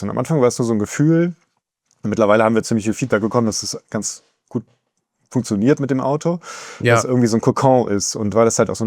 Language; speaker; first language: German; native; German